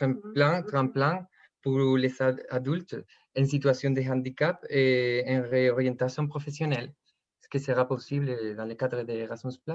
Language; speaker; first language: French; non-native, fluent; Spanish